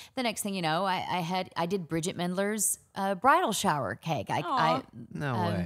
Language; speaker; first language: English; native; English